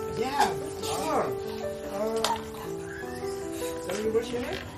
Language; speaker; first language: English; non-native, learner; Hmong